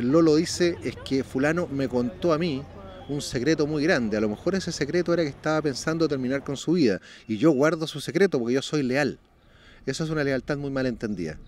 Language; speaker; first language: Spanish; native; Spanish